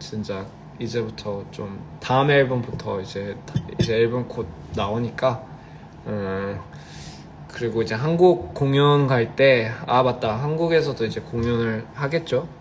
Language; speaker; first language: Korean; early bilingual, heritage; Korean